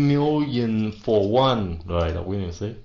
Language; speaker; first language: English; non-native, fluent; Vietnamese